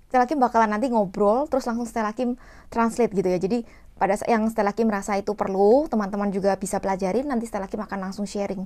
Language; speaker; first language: Indonesian; non-native, fluent; Korean